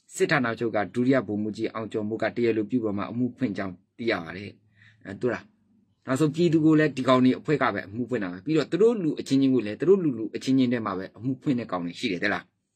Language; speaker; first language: Burmese; native; Burmese